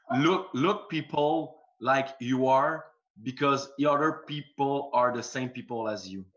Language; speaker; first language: English; non-native, fluent; French